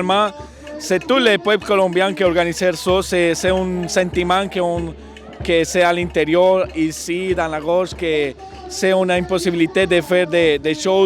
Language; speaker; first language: French; non-native, learner; Spanish